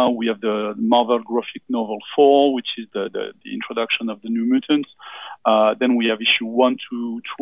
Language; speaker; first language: English; non-native, fluent; French